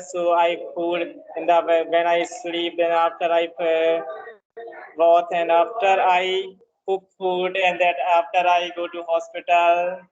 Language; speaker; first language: English; non-native, learner; Hindi